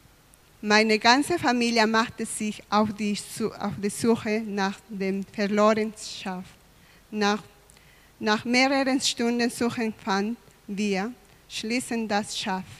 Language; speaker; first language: German; non-native, fluent; Spanish